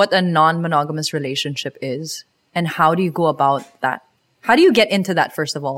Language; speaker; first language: English; non-native, local second language; Filipino